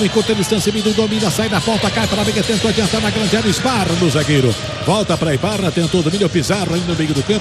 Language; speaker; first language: Portuguese; native; Portuguese